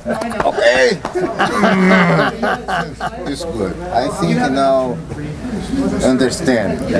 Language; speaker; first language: English; non-native, learner; Portuguese